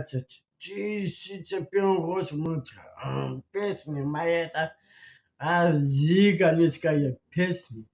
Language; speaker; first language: Russian; non-native, local second language; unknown